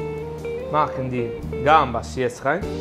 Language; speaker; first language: German; non-native, learner; Italian